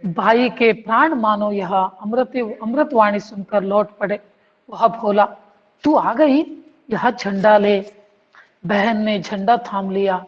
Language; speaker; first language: Hindi; non-native, local second language; Kannada